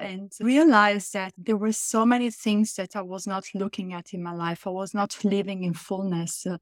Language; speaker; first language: English; non-native, fluent; Italian